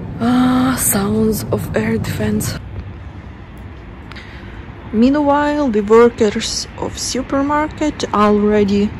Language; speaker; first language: English; non-native, fluent; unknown